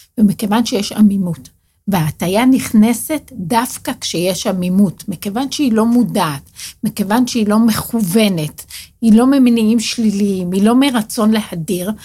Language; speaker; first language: Hebrew; native; Hebrew